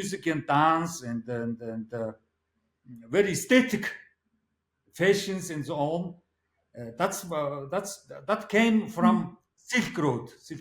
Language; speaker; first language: English; non-native, learner; Mongolian